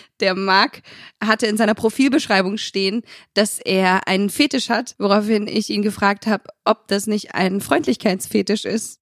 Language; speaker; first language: German; early bilingual, other home language; Arabic